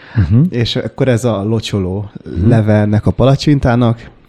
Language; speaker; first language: Hungarian; native; Hungarian